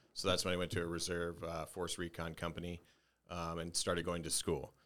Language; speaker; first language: English; native; English